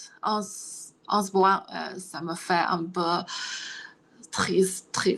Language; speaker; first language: French; non-native, learner; Chinese